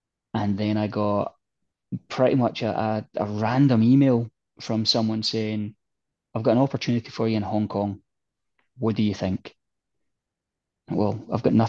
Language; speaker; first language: English; native; English